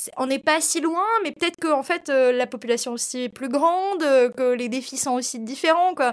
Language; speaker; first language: French; non-native, local second language; Arabic